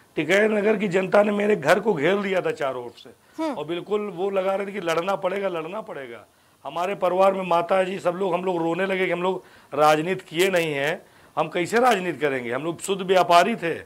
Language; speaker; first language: Hindi; native; Hindi